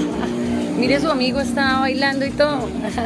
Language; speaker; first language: Spanish; native; Spanish